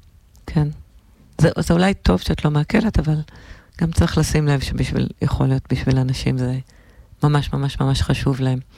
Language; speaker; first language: Hebrew; native; Hebrew